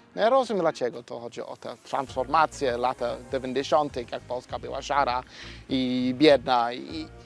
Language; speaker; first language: Polish; non-native, fluent; English